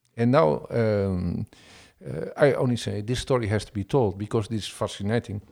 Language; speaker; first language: English; non-native, fluent; Dutch